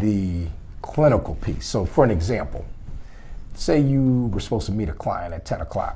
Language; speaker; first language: English; native; English